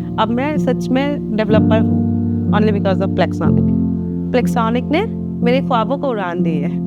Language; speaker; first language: Hindi; non-native, local second language; Assamese